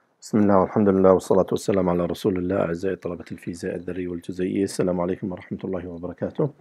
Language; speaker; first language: Arabic; native; Arabic